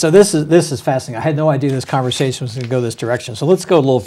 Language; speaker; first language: English; native; English